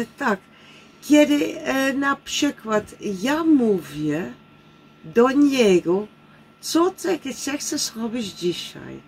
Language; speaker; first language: Polish; non-native, learner; Dutch